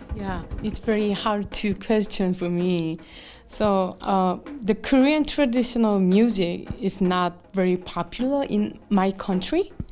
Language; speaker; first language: English; non-native, learner; Korean